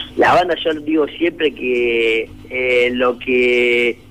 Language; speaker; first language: Spanish; native; Spanish